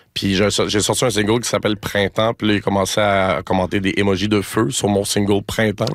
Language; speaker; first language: French; native; French